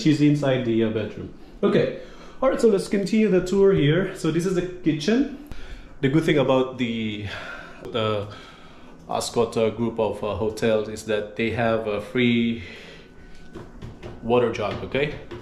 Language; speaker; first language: English; non-native, local second language; Filipino